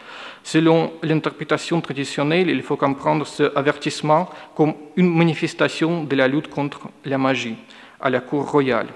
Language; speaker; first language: French; non-native, fluent; Russian